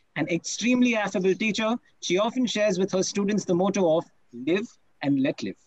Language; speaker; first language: English; non-native, local second language; Hindi